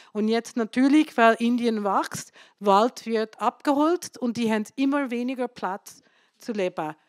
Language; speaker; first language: German; non-native, fluent; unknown